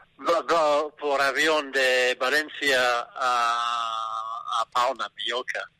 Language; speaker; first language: Spanish; non-native, learner; English